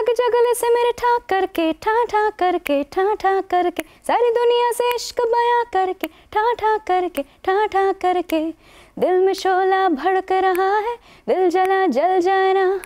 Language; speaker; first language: Hindi; non-native, local second language; Bangla